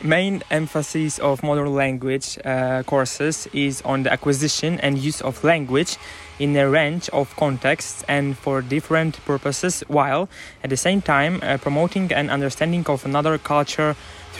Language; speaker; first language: English; non-native, learner; Ukrainian